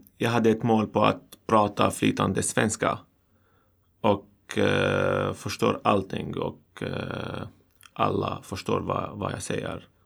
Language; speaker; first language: Swedish; non-native, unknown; Arabic